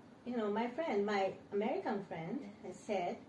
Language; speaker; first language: English; non-native, learner; Japanese